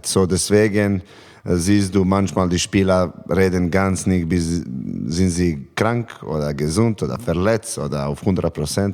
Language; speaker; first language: German; non-native, learner; Serbian